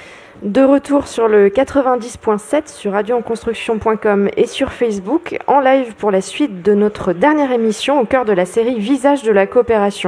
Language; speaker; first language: French; native; French